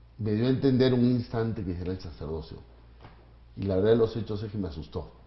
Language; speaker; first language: Spanish; native; Spanish